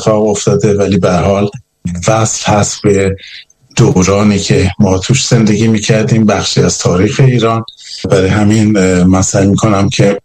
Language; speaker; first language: Persian; native; Persian